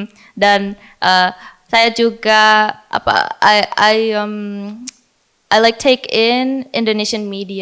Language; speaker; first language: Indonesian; early bilingual, heritage; English